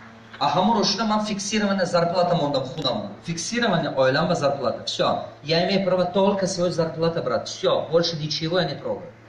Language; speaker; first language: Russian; non-native, fluent; Tajik